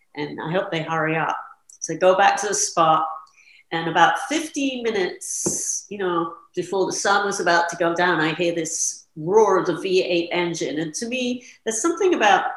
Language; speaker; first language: English; native; English